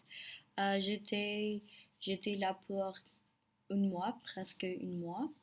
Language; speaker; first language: French; non-native, learner; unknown